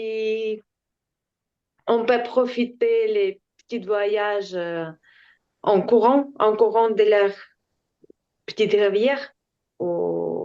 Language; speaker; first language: French; non-native, learner; Ukrainian